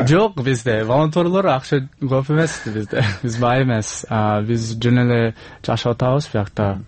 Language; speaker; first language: Kyrgyz; non-native, learner; English